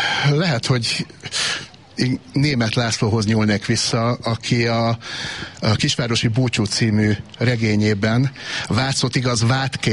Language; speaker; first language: Hungarian; native; Hungarian